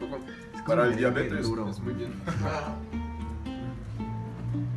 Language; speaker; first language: Spanish; non-native, learner; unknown